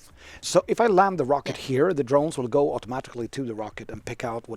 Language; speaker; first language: English; non-native, fluent; Swedish